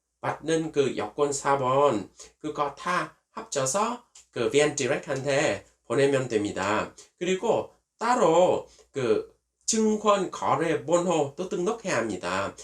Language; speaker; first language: Korean; non-native, fluent; Vietnamese